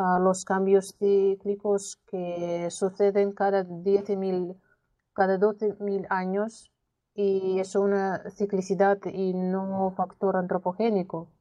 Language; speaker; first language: Spanish; non-native, learner; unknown